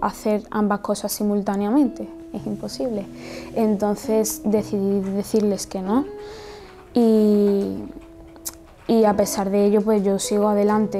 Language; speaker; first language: Spanish; early bilingual, other home language; Arabic